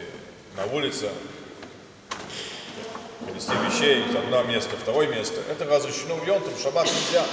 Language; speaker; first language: Russian; non-native, fluent; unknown